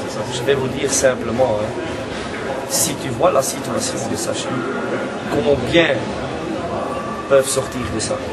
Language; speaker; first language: French; non-native, local second language; Dutch